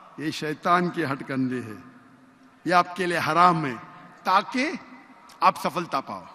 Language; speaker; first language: Urdu; non-native, local second language; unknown